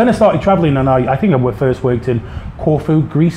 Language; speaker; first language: English; native; English